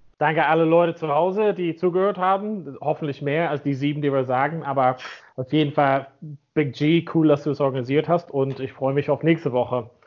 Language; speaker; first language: German; non-native, fluent; English